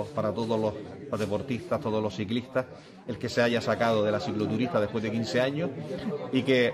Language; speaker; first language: Spanish; native; Spanish